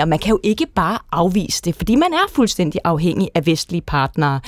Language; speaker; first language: Danish; native; Danish